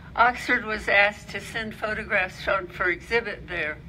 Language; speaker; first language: English; native; English